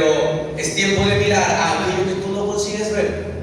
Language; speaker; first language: Spanish; native; Spanish